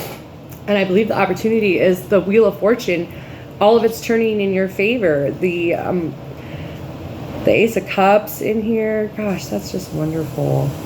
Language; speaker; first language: English; native; English